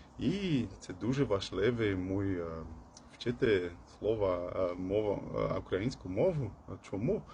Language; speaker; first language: Ukrainian; non-native, learner; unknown